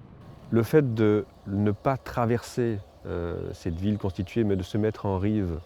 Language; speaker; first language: French; native; French